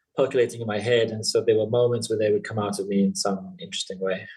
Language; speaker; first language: English; native; English